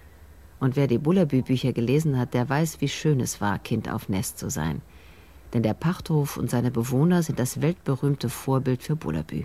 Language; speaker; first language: German; native; German